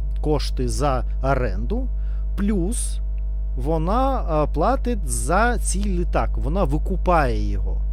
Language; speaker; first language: Ukrainian; non-native, learner; Russian